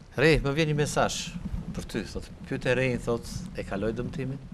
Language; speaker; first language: Albanian; native; Albanian